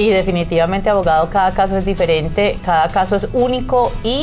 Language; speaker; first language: Spanish; native; Spanish